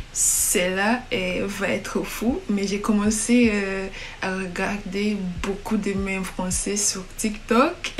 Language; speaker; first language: French; non-native, learner; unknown